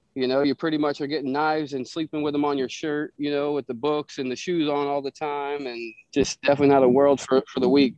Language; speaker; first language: English; native; English